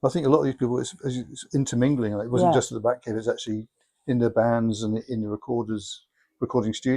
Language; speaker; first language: English; native; English